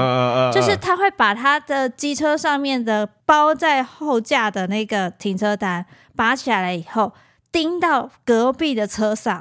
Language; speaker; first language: Chinese; native; Chinese